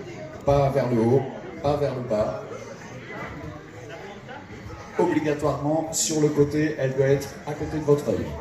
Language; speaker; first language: French; native; French